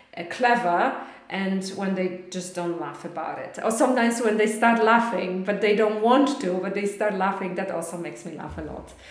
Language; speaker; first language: English; non-native, fluent; Polish